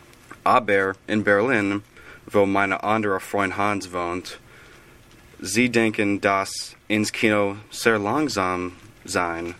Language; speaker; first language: German; non-native, learner; English